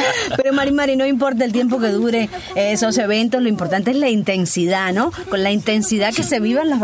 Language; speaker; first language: Spanish; native; Spanish